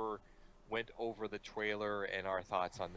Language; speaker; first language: English; native; English